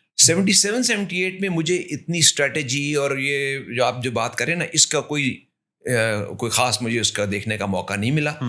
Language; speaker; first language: Urdu; native; Urdu